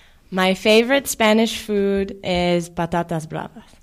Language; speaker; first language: English; native; English